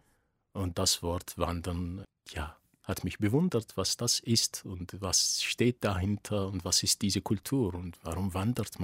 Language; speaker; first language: German; non-native, fluent; Arabic